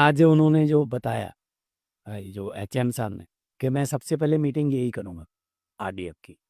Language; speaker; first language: Hindi; non-native, local second language; Punjabi